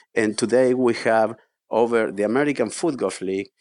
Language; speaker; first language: English; non-native, fluent; Spanish